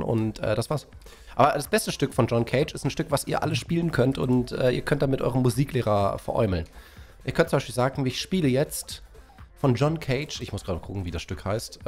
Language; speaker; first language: German; native; German